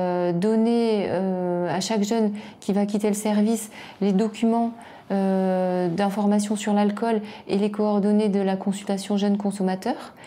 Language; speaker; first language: French; native; French